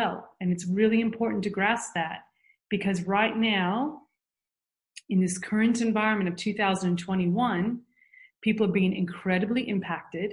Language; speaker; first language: English; native; English